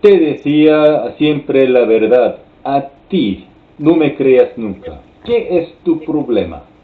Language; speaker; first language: Spanish; non-native, learner; Korean